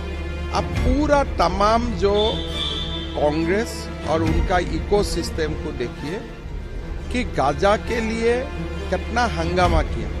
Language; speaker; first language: Hindi; non-native, local second language; Assamese